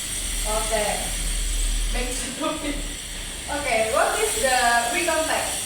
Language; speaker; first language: English; non-native, learner; Indonesian